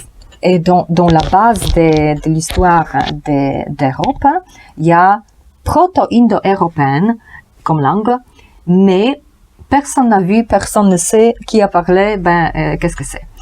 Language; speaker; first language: French; non-native, learner; Polish